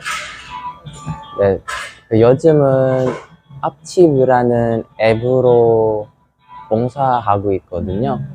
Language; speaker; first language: Korean; non-native, learner; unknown